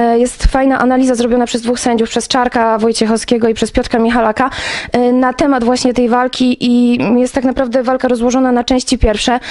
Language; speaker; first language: Polish; native; Polish